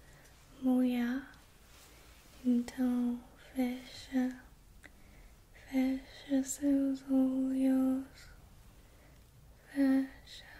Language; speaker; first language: Portuguese; non-native, learner; English